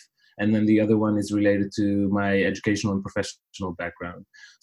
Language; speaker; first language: English; non-native, fluent; Riffian